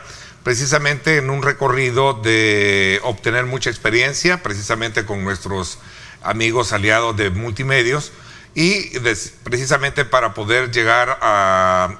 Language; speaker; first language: Spanish; native; Spanish